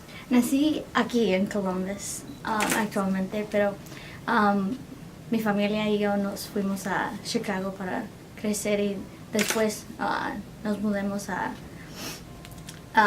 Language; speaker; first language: Spanish; early bilingual, heritage; Spanish